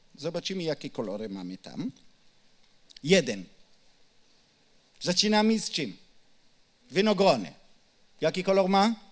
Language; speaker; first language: Polish; non-native, learner; Hebrew